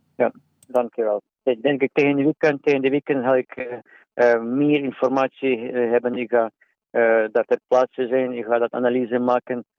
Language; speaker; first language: Dutch; non-native, learner; Ukrainian